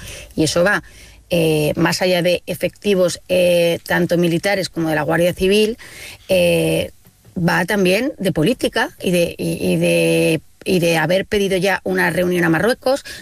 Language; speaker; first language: Spanish; native; Spanish